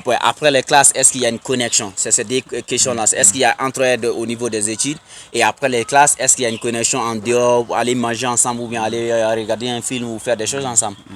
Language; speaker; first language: French; non-native, local second language; Bambara